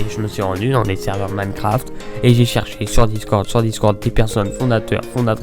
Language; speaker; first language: French; native; French